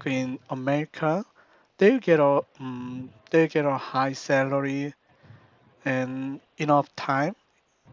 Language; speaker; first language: English; non-native, learner; Korean